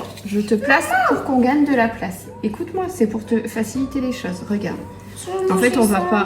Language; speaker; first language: French; native; French